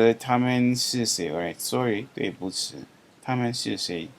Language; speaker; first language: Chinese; non-native, learner; English